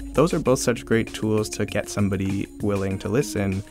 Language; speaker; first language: English; early bilingual, other home language; Chinese